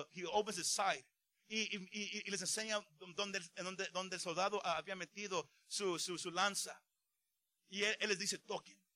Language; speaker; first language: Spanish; early bilingual, heritage; Spanish